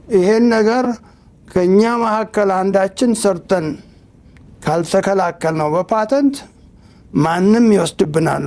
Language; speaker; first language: Amharic; native; Amharic